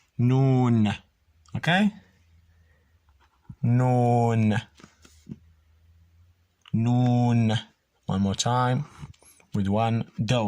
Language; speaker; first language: English; non-native, fluent; Arabic